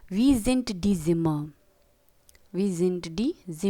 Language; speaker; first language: German; non-native, learner; Hindi